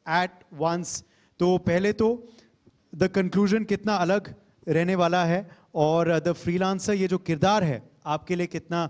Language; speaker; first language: Hindi; native; Hindi